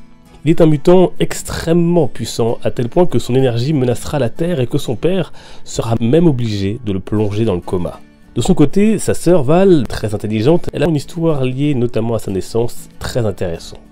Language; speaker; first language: French; native; French